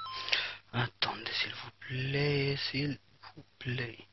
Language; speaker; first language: French; non-native, fluent; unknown